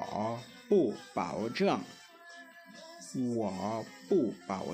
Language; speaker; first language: Chinese; non-native, learner; French